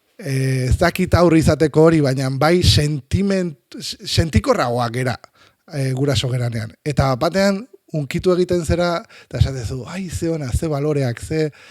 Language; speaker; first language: Basque; native; Basque